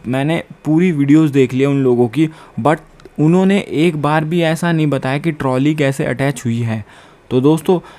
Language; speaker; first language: Hindi; non-native, local second language; Punjabi